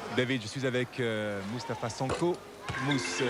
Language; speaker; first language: French; native; French